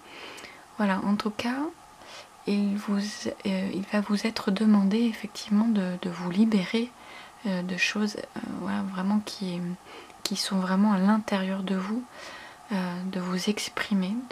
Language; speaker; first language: French; native; French